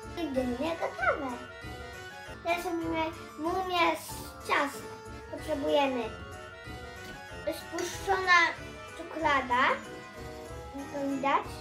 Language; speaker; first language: Polish; early bilingual, heritage; Polish